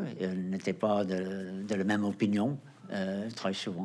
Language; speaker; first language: French; non-native, fluent; Portuguese